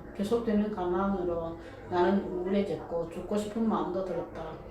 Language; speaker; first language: Korean; early bilingual, heritage; Korean